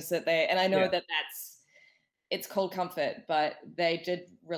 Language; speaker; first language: English; native; English